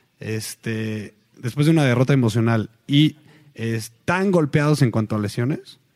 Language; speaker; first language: Spanish; native; Spanish